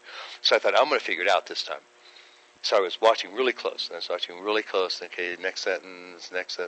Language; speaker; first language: English; native; English